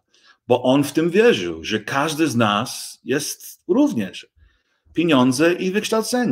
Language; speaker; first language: Polish; early bilingual, heritage; English